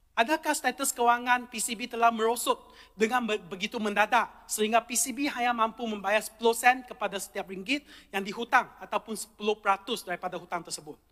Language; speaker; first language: Malay; non-native, local second language; Chinese